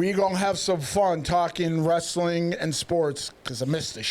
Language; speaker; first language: English; native; English